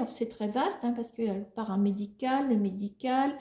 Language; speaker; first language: French; native; French